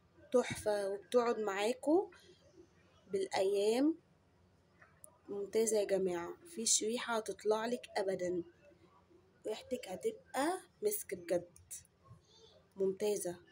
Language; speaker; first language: Arabic; native; Arabic